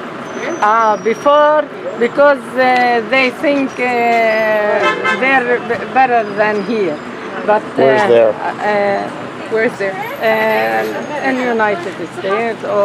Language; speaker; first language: English; non-native, learner; Arabic